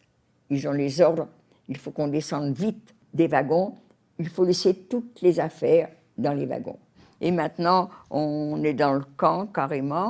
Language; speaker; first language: French; native; French